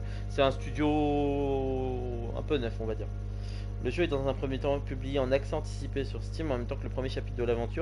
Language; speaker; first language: French; native; French